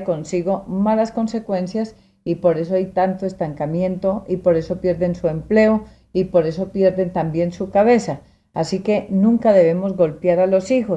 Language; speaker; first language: Spanish; native; Spanish